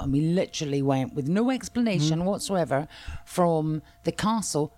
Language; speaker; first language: English; native; English